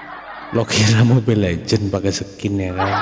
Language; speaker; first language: Indonesian; native; Indonesian